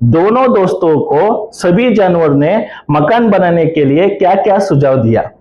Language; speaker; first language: Hindi; non-native, local second language; Kannada